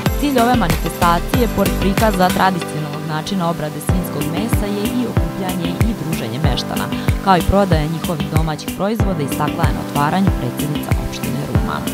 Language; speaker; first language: Serbian; native; Serbian